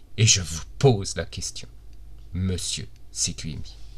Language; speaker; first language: French; native; French